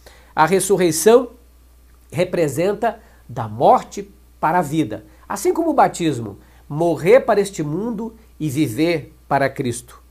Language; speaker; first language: Portuguese; native; Portuguese